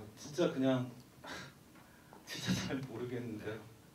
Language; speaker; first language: Korean; native; Korean